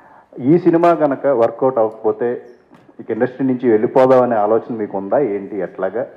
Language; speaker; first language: Telugu; native; Telugu